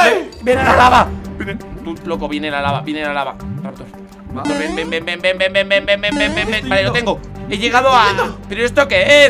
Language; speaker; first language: Spanish; native; Spanish